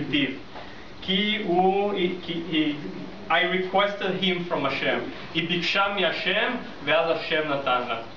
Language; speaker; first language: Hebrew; non-native, fluent; English